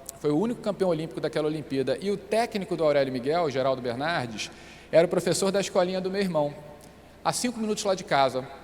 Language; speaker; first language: Portuguese; native; Portuguese